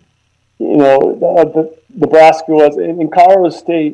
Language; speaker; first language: English; native; English